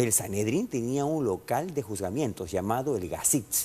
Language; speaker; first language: Spanish; native; Spanish